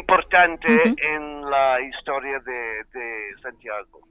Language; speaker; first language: Spanish; non-native, fluent; English